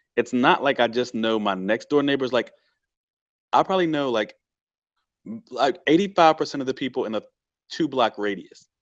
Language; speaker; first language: English; native; English